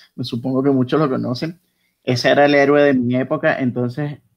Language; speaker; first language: Spanish; native; Spanish